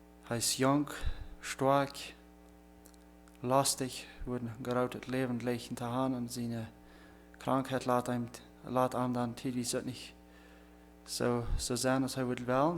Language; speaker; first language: German; non-native, learner; Plautdietsch